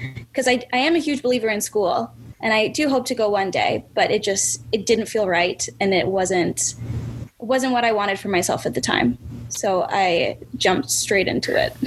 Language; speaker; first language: English; native; English